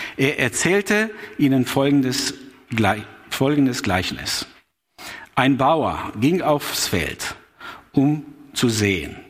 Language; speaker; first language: German; non-native, fluent; Albanian